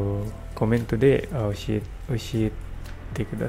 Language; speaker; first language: Japanese; non-native, learner; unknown